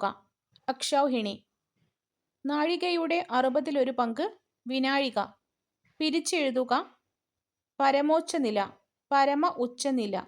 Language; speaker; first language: Malayalam; native; Malayalam